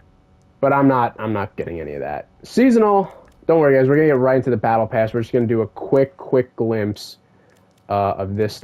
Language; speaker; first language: English; native; English